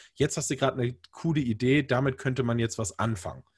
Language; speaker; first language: German; native; German